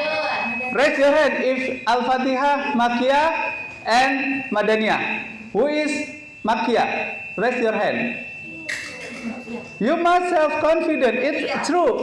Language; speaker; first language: English; non-native, learner; Indonesian